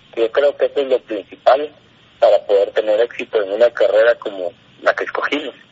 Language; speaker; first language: Spanish; native; Spanish